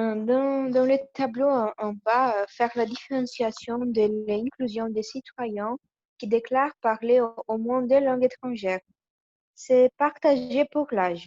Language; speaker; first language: French; non-native, learner; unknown